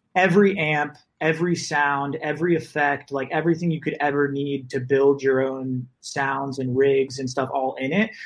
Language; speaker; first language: English; native; English